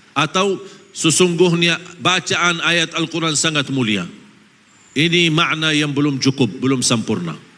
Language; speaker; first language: Malay; non-native, fluent; Arabic